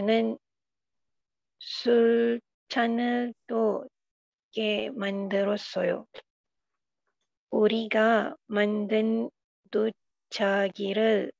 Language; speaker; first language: Korean; non-native, learner; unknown